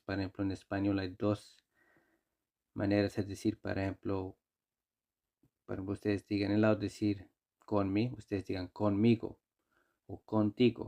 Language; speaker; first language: Spanish; non-native, fluent; Icelandic